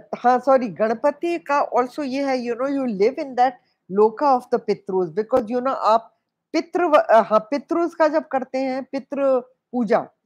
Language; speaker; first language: English; non-native, local second language; Hindi